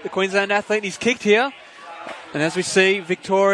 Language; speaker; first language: English; native; English